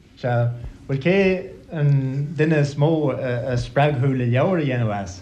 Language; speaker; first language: Irish; non-native, local second language; English